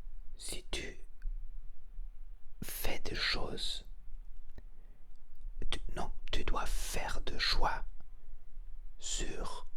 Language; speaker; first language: French; non-native, learner; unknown